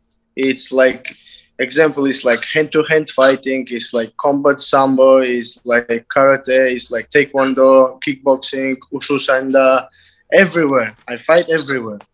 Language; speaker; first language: English; non-native, learner; Azerbaijani